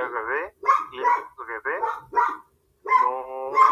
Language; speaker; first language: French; non-native, learner; Spanish